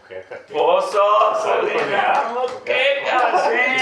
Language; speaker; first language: Portuguese; non-native, learner; English